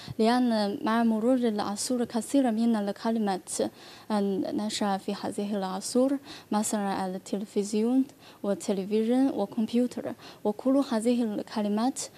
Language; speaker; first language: Arabic; non-native, learner; Chinese